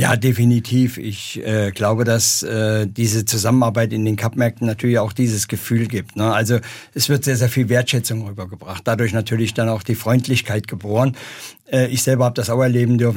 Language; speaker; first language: German; native; German